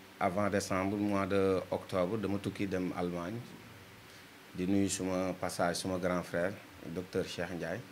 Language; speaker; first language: Wolof; native; Wolof